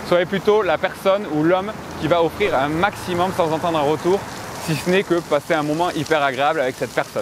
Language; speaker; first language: French; native; French